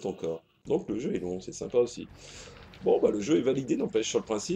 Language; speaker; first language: French; native; French